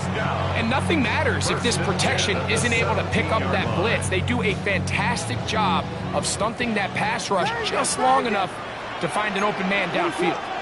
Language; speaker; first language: English; native; English